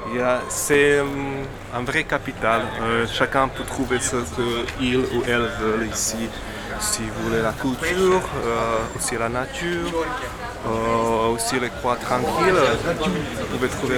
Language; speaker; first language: French; non-native, fluent; Slovak